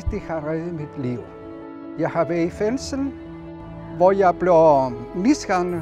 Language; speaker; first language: Danish; non-native, fluent; Spanish